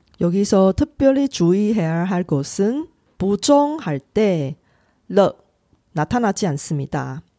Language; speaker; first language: Korean; non-native, local second language; Chinese